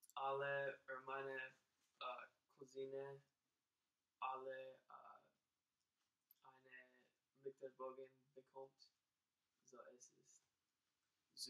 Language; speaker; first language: German; non-native, learner; English